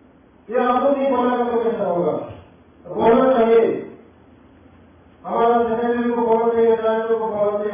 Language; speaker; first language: Hindi; non-native, local second language; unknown